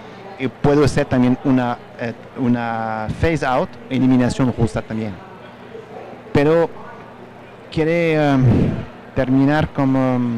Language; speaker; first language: Spanish; non-native, fluent; French